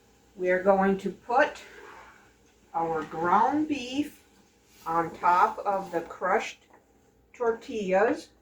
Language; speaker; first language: English; native; English